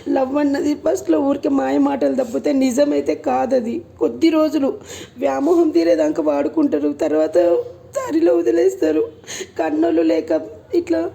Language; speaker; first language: Telugu; native; Telugu